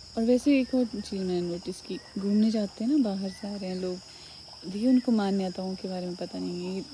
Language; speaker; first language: Hindi; non-native, local second language; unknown